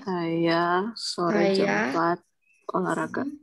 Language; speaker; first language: Indonesian; non-native, learner; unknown